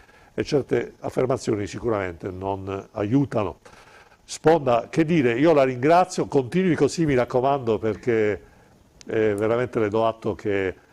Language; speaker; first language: Italian; native; Italian